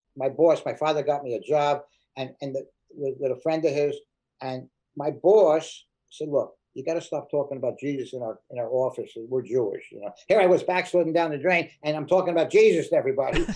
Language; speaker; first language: English; native; English